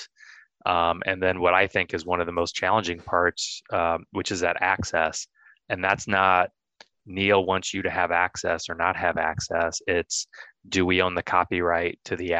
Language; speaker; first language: English; native; English